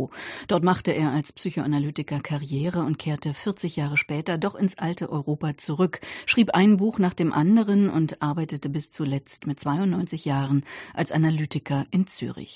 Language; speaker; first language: German; native; German